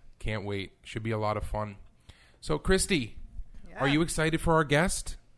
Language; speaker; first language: English; native; English